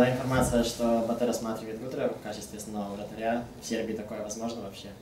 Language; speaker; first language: Russian; native; Russian